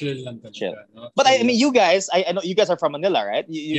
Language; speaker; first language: English; non-native, local second language; Cebuano